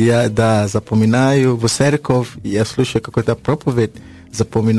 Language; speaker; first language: Russian; non-native, learner; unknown